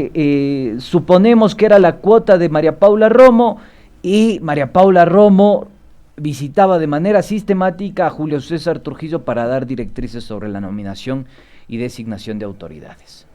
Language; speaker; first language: Spanish; native; Spanish